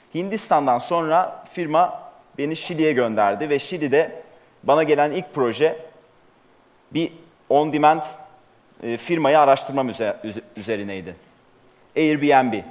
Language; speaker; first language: Turkish; native; Turkish